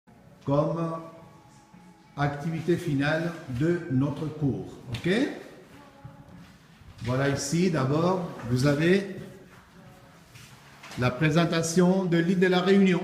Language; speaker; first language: French; non-native, fluent; Spanish